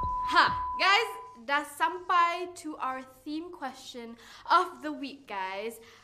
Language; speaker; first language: English; non-native, local second language; Malay